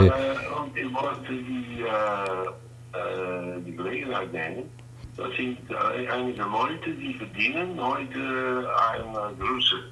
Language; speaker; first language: German; non-native, learner; Dutch